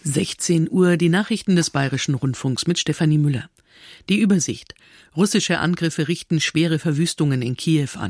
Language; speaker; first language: German; native; German